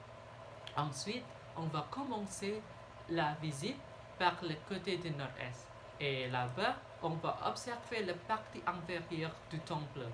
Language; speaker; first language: French; non-native, learner; Indonesian